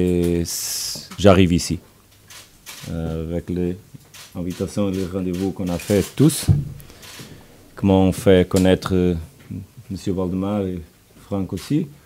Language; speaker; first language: French; non-native, learner; Portuguese